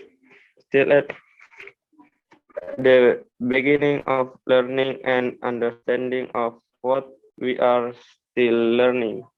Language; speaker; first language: English; non-native, learner; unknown